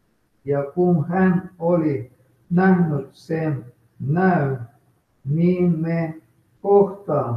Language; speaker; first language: Finnish; non-native, fluent; Russian